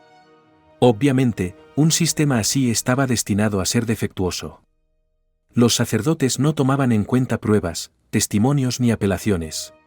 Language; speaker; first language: Spanish; native; Spanish